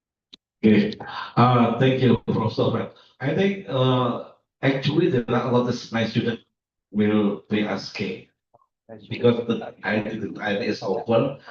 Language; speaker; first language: English; non-native, learner; Indonesian